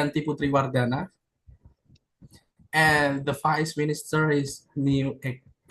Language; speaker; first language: English; non-native, learner; Indonesian